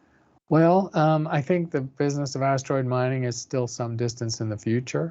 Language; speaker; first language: English; native; English